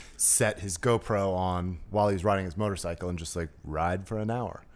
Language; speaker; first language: English; native; English